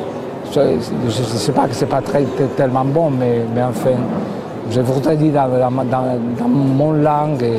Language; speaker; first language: French; non-native, fluent; Spanish